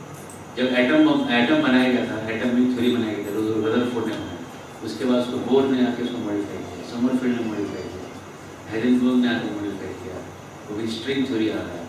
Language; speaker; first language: Hindi; native; Hindi